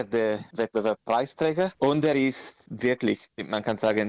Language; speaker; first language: German; non-native, learner; Italian